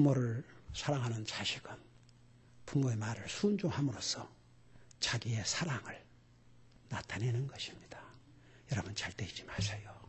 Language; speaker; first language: Korean; native; Korean